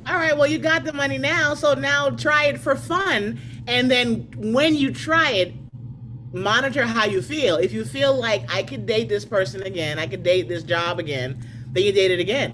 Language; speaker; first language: English; native; English